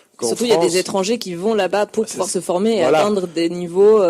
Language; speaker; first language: French; native; French